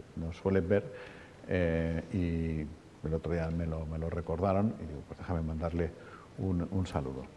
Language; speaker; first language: Spanish; native; Spanish